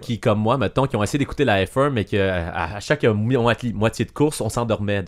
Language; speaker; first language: French; native; French